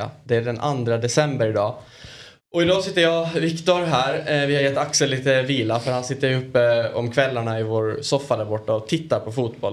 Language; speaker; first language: Swedish; native; Swedish